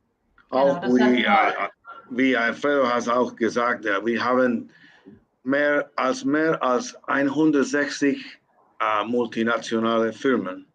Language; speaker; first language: German; non-native, learner; Spanish